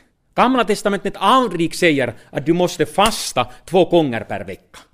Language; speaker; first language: Swedish; non-native, fluent; Finnish